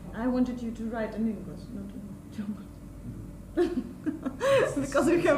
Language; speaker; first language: English; non-native, fluent; Russian